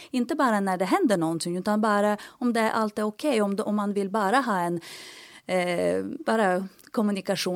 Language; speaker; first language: Swedish; non-native, fluent; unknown